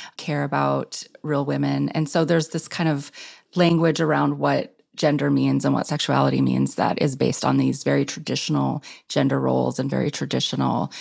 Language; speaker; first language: English; native; English